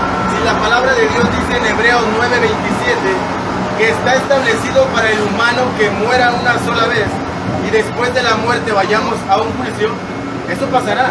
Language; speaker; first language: Spanish; native; Spanish